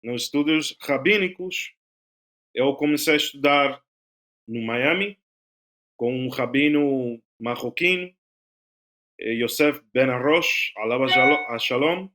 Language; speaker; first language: Portuguese; non-native, fluent; Spanish